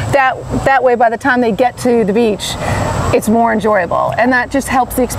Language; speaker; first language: English; native; English